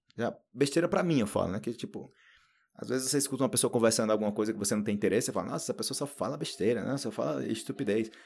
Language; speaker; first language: Portuguese; native; Portuguese